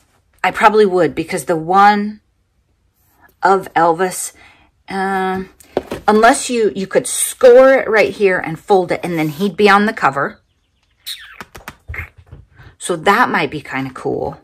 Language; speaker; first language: English; native; English